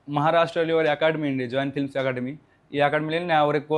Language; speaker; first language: Malayalam; non-native, local second language; Bangla